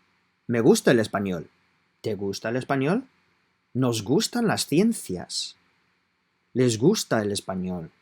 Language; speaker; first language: Spanish; non-native, fluent; English